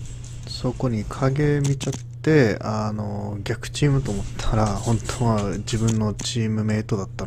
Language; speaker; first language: Japanese; non-native, learner; English